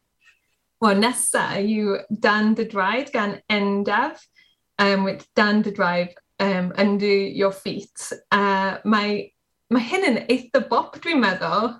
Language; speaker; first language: Welsh; non-native, learner; English